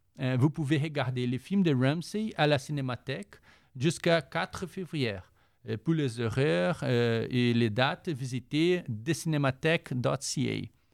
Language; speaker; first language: French; non-native, fluent; Portuguese